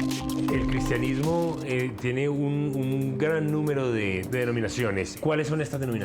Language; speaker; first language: Spanish; native; Spanish